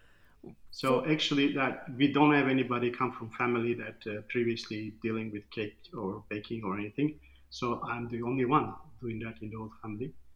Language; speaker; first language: English; non-native, fluent; Turkish